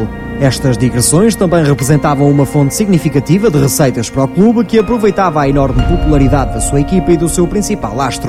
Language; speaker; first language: Portuguese; native; Portuguese